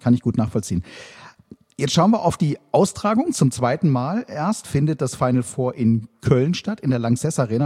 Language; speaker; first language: German; native; German